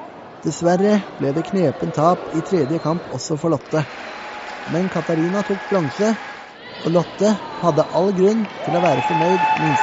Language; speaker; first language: Norwegian; native; Norwegian